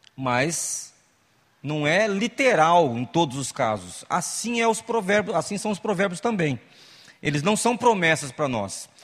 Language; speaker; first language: Portuguese; native; Portuguese